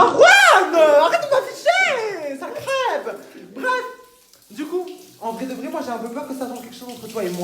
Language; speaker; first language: French; native; French